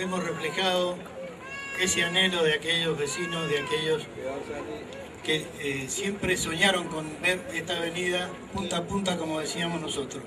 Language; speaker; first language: Spanish; native; Spanish